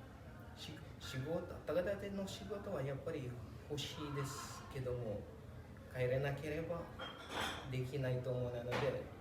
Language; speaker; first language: Japanese; non-native, learner; Filipino